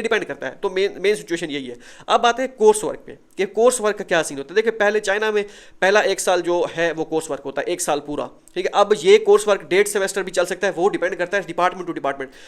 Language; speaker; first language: Urdu; non-native, local second language; Saraiki